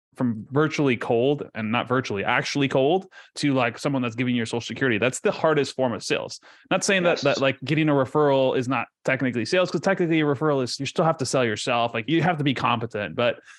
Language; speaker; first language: English; early bilingual, other home language; Spanish